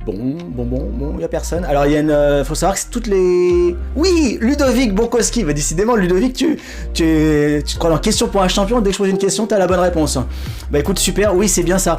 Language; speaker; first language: French; native; French